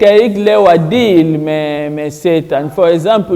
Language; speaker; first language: Danish; non-native, learner; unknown